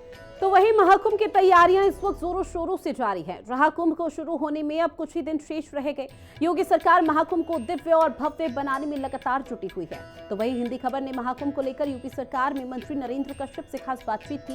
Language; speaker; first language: Hindi; native; Hindi